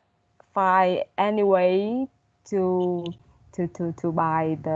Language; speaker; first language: English; non-native, learner; Vietnamese